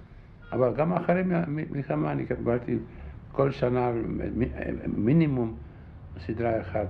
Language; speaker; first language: Hebrew; non-native, fluent; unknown